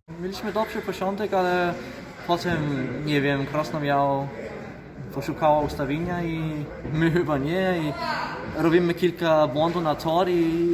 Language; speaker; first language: Polish; non-native, learner; Danish